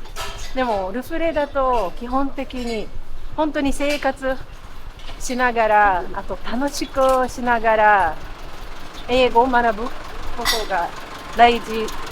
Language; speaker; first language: Japanese; non-native, fluent; Portuguese